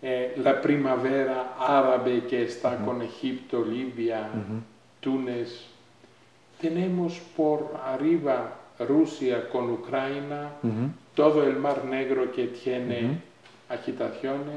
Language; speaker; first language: Spanish; non-native, fluent; Greek